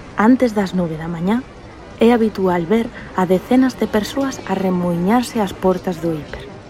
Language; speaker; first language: Galician; native; Galician